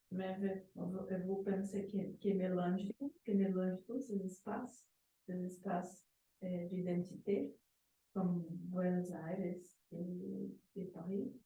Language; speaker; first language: French; non-native, learner; Portuguese